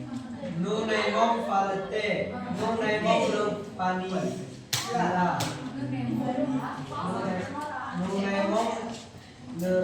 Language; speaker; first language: French; non-native, learner; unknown